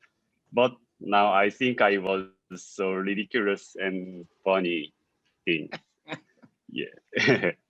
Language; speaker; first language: English; non-native, learner; Korean